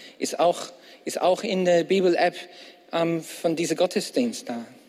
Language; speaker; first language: German; non-native, fluent; English